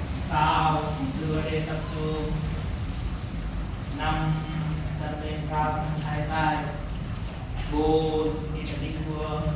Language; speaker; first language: Vietnamese; non-native, fluent; Hindi